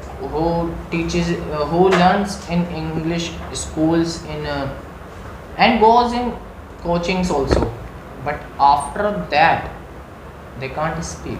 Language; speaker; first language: English; non-native, learner; Hindi